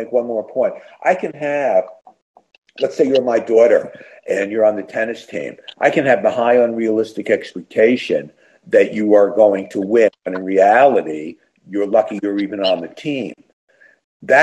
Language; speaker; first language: English; native; English